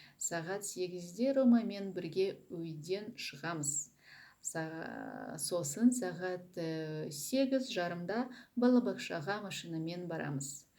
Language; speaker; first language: Kazakh; non-native, local second language; Russian